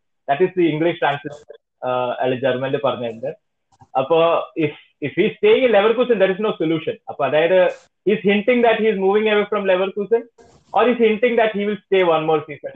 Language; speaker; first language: English; non-native, local second language; Malayalam